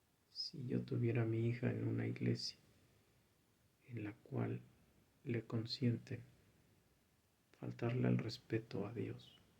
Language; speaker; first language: Spanish; native; Spanish